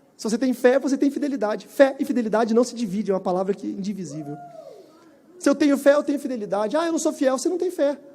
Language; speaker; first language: Portuguese; native; Portuguese